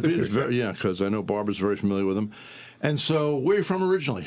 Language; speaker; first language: English; native; English